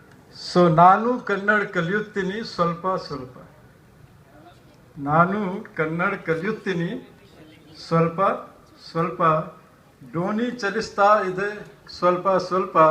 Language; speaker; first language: Kannada; non-native, learner; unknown